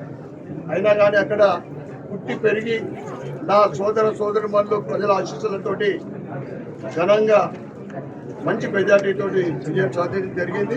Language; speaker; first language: Telugu; native; Telugu